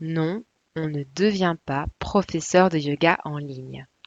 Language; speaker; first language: French; native; French